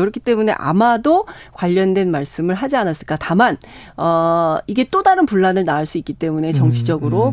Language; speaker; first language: Korean; native; Korean